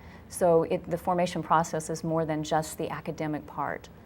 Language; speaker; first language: English; native; English